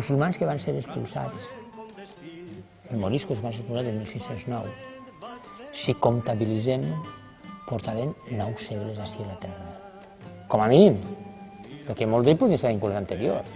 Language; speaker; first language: Catalan; native; Catalan